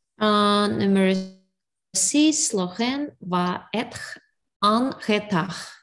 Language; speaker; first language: French; non-native, fluent; English